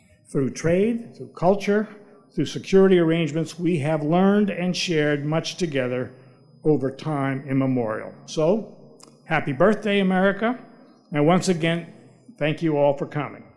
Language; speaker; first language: English; native; English